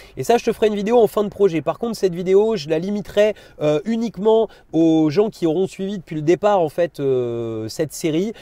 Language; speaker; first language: French; native; French